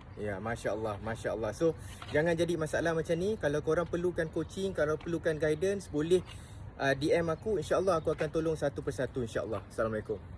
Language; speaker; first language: Malay; native; Malay